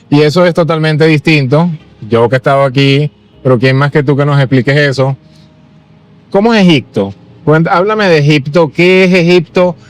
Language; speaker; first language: Spanish; native; Spanish